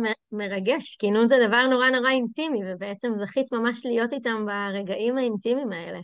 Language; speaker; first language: Hebrew; native; Hebrew